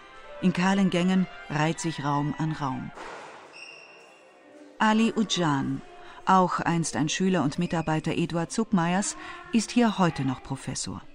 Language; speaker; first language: German; native; German